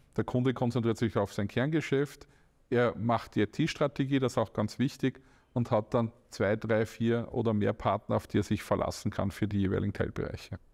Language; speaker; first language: German; native; German